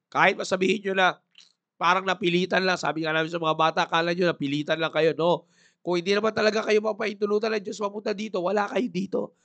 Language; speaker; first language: Filipino; native; Filipino